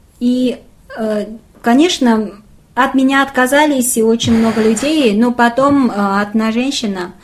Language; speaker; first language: Russian; non-native, fluent; Chinese